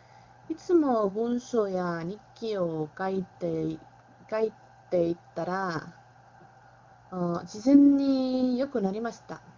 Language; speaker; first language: Japanese; non-native, learner; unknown